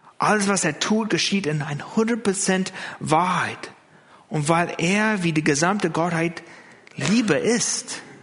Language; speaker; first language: German; non-native, fluent; English